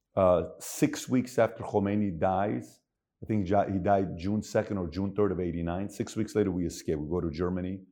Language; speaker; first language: English; early bilingual, other home language; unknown